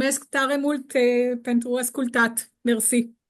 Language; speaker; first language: Romanian; early bilingual, heritage; Hebrew